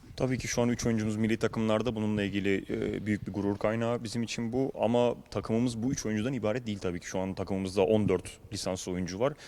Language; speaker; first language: Turkish; native; Turkish